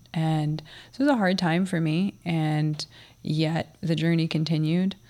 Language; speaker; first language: English; early bilingual, other home language; Russian